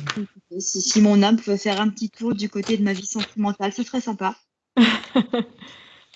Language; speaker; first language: French; native; French